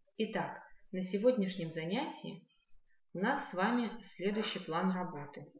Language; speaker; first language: Russian; non-native, local second language; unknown